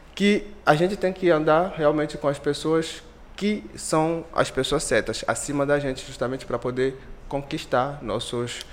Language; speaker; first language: Portuguese; non-native, fluent; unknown